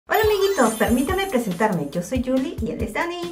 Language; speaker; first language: Spanish; native; Spanish